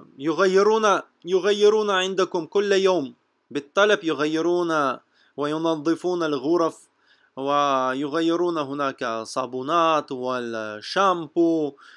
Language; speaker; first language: Arabic; non-native, fluent; Russian